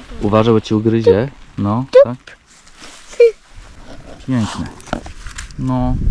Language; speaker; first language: Polish; native; Polish